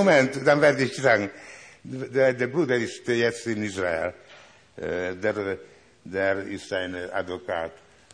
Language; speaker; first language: German; non-native, learner; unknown